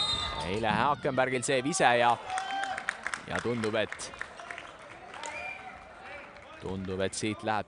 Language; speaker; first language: Estonian; native; Estonian